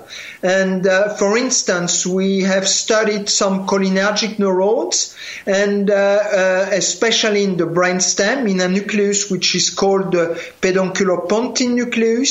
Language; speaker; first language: English; non-native, fluent; French